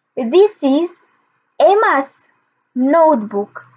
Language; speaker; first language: English; non-native, fluent; Albanian